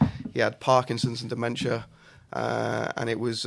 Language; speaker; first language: English; native; English